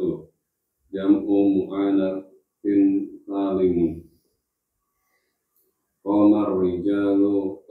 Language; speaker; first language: Arabic; non-native, learner; Indonesian